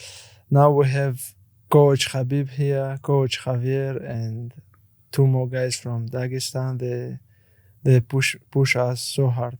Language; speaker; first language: English; non-native, learner; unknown